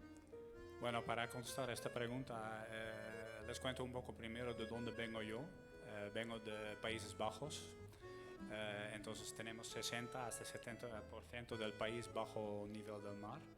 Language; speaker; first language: Spanish; non-native, fluent; Dutch